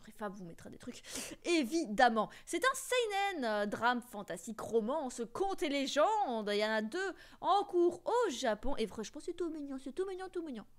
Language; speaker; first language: French; native; French